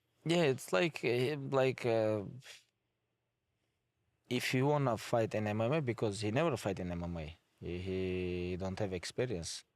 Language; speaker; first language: English; non-native, fluent; Avaric